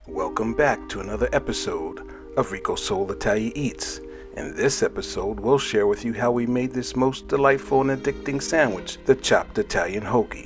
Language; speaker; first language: English; native; English